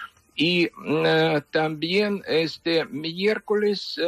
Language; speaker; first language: Spanish; non-native, fluent; Ukrainian